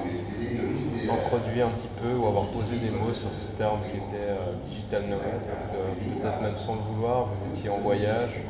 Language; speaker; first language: French; native; French